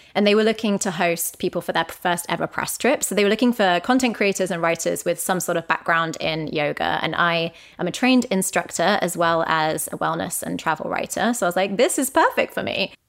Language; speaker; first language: English; native; English